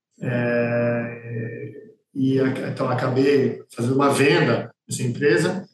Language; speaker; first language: Portuguese; non-native, fluent; French